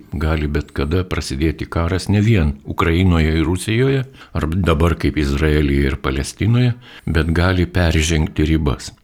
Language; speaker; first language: Lithuanian; native; Lithuanian